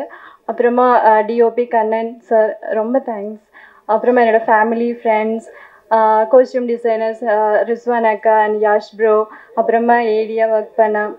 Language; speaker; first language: Tamil; non-native, learner; Malayalam